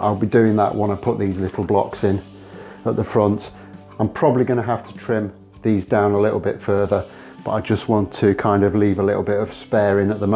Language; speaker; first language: English; native; English